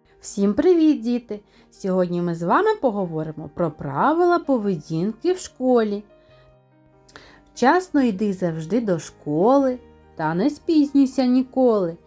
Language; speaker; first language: Ukrainian; native; Ukrainian